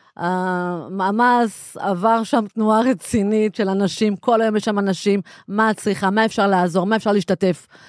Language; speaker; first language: Hebrew; native; Hebrew